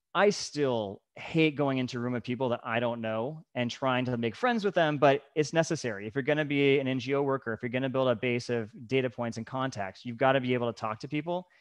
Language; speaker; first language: English; native; English